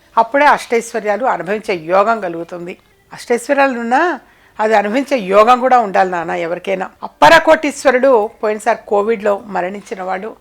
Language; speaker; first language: Telugu; native; Telugu